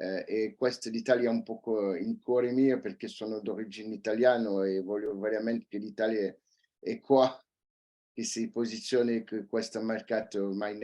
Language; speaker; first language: Italian; early bilingual, heritage; French